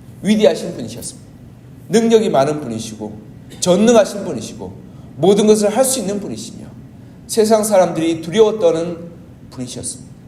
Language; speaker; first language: Korean; native; Korean